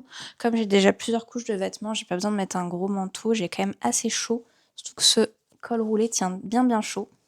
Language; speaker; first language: French; native; French